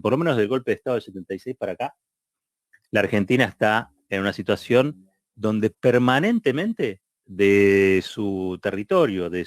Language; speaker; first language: Spanish; native; Spanish